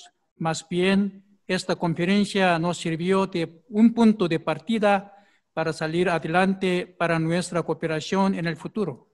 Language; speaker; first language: Spanish; non-native, fluent; Korean